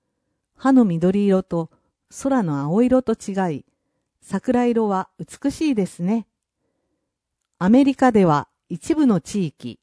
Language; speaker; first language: Japanese; non-native, fluent; English